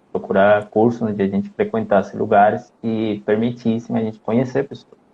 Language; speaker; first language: Portuguese; non-native, fluent; Spanish